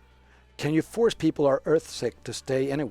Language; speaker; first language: English; non-native, fluent; Swedish